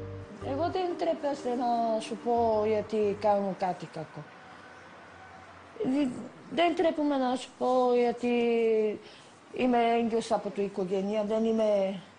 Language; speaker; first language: Greek; non-native, learner; Bulgarian